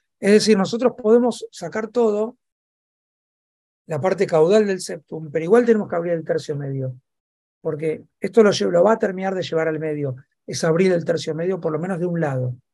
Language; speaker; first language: Spanish; native; Spanish